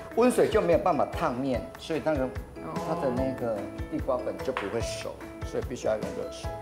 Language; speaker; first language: Chinese; native; Chinese